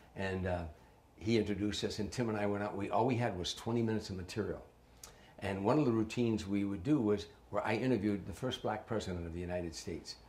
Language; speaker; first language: English; native; English